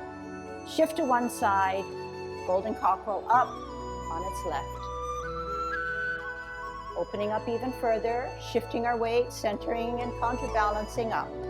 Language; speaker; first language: English; native; English